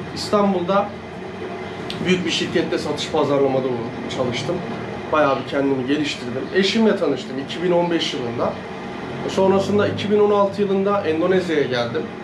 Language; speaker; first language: Turkish; native; Turkish